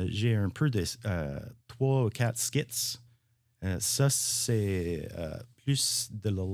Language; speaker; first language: French; non-native, learner; English